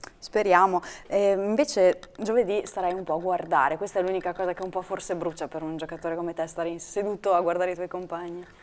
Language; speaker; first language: Italian; native; Italian